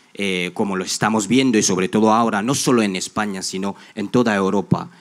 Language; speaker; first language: Spanish; non-native, fluent; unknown